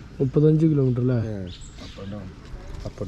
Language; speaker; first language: Malayalam; native; Malayalam